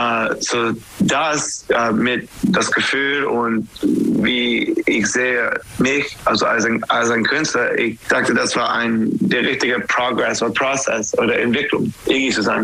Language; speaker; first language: German; non-native, fluent; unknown